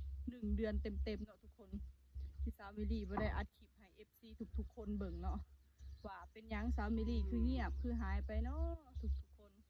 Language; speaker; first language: Thai; non-native, local second language; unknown